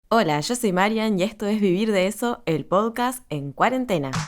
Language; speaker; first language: Spanish; native; Spanish